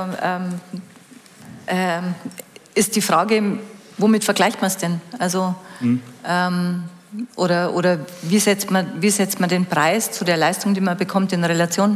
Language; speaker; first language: German; native; German